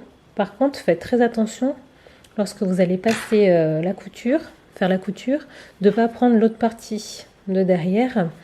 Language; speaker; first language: French; native; French